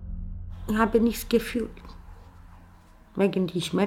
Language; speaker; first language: German; non-native, learner; Romanian